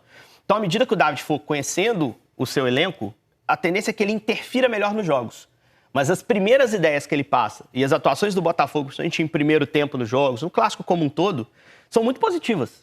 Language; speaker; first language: Portuguese; native; Portuguese